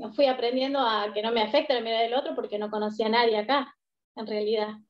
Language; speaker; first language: Spanish; native; Spanish